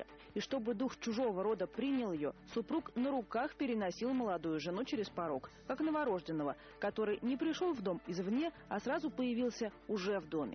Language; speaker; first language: Russian; native; Russian